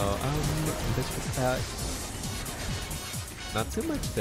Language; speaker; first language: English; native; English